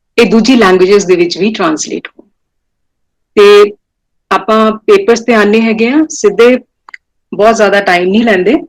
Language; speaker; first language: Punjabi; non-native, local second language; Hindi